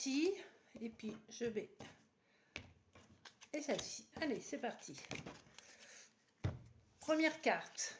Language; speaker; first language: French; native; French